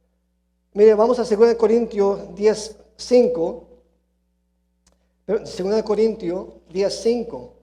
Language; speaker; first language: Spanish; early bilingual, heritage; Spanish